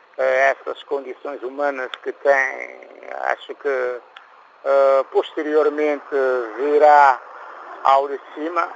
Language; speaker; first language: Portuguese; non-native, local second language; Kabuverdianu